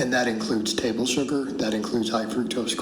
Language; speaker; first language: English; native; English